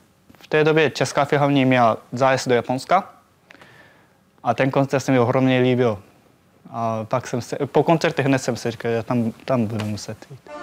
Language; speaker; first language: Czech; non-native, fluent; Japanese